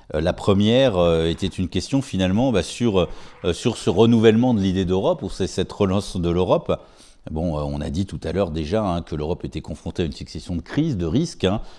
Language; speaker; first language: French; native; French